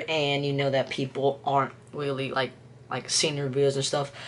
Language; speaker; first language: English; native; English